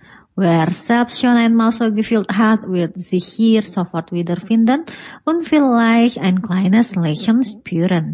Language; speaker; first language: German; non-native, fluent; Indonesian